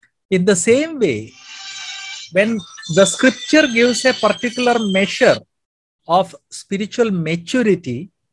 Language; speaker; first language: English; non-native, local second language; Malayalam